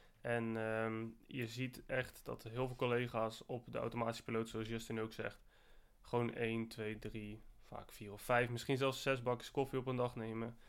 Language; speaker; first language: Dutch; native; Dutch